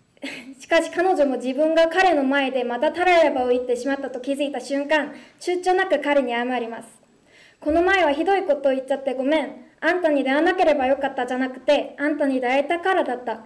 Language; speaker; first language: Japanese; non-native, fluent; Korean